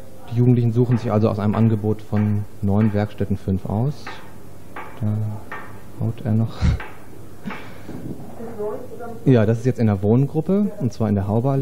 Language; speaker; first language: German; native; German